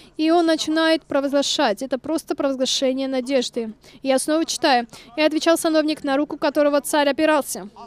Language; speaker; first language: Russian; non-native, local second language; Armenian